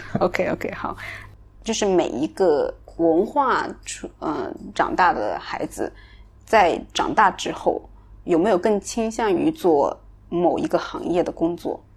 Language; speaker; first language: Chinese; native; Chinese